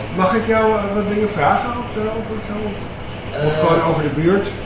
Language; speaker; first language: Dutch; native; Dutch